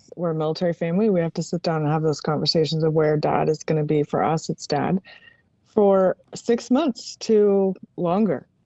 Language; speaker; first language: English; native; English